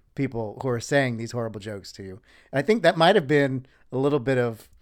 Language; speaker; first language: English; native; English